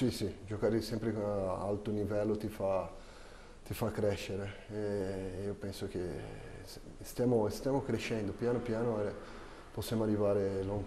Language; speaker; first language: Italian; non-native, fluent; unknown